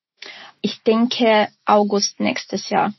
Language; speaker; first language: German; non-native, fluent; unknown